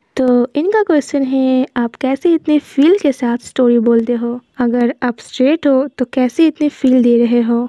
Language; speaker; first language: Hindi; non-native, local second language; Bangla